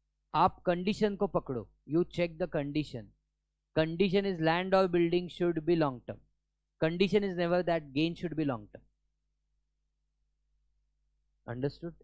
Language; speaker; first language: English; non-native, local second language; Hindi